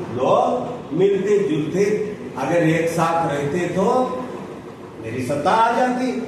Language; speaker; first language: Hindi; non-native, local second language; Marathi